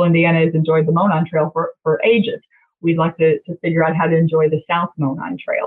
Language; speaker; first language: English; native; English